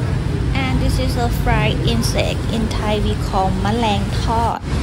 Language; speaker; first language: English; non-native, fluent; Thai